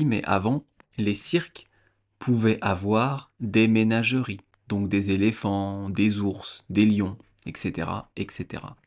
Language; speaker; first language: French; native; French